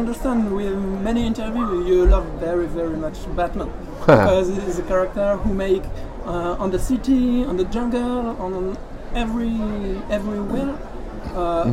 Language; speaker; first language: English; non-native, learner; French